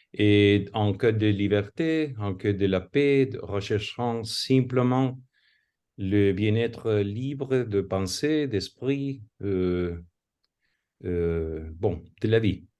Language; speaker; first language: French; non-native, fluent; Spanish